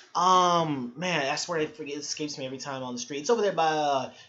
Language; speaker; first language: English; native; English